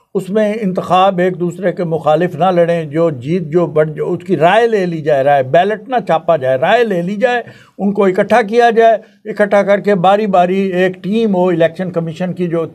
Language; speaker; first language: Urdu; non-native, local second language; Punjabi